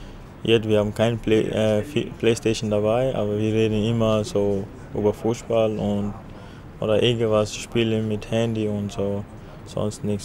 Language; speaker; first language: German; non-native, fluent; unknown